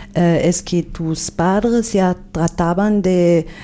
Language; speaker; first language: Spanish; non-native, fluent; German